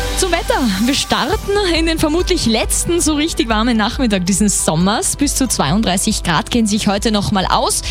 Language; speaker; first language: German; native; German